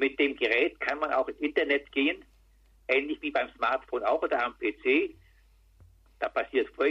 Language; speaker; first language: German; native; German